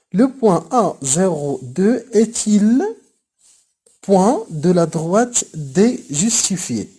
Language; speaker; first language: French; non-native, local second language; Arabic